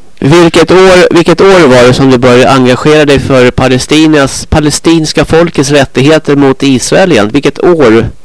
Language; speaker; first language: Swedish; native; Swedish